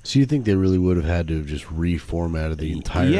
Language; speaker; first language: English; native; English